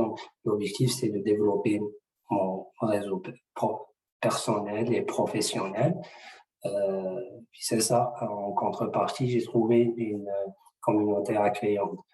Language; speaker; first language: French; non-native, local second language; Arabic